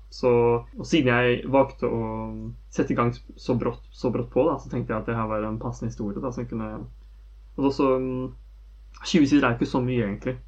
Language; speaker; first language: Norwegian; native; Norwegian